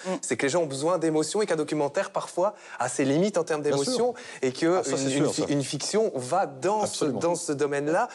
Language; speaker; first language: French; native; French